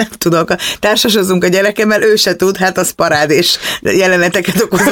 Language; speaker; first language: Hungarian; native; Hungarian